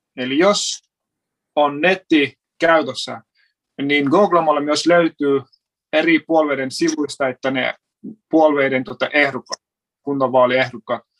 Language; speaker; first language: Finnish; non-native, fluent; Persian